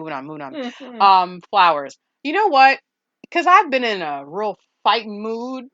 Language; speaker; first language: English; native; English